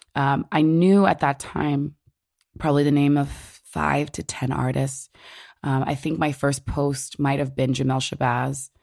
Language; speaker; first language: English; native; English